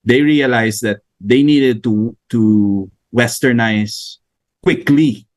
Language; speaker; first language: English; non-native, local second language; Filipino